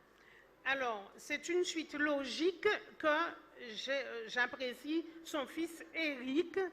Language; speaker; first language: French; native; French